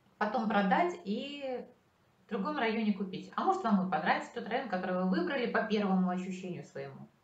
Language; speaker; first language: Russian; native; Russian